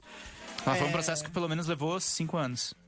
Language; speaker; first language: Portuguese; native; Portuguese